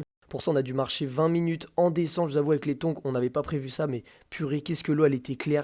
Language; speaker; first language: French; native; French